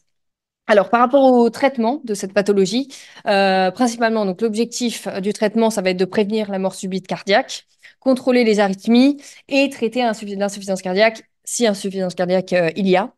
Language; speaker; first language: French; native; French